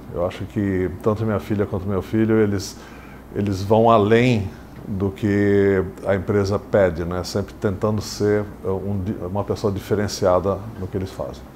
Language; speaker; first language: Portuguese; early bilingual, other home language; English